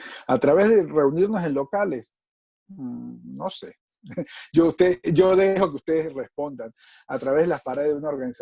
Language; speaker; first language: Spanish; native; Spanish